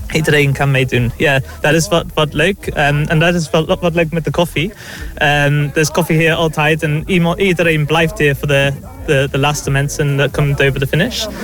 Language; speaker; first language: Dutch; non-native, fluent; English